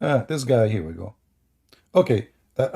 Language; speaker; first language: English; non-native, fluent; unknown